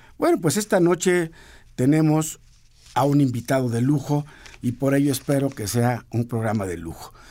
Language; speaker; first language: Spanish; native; Spanish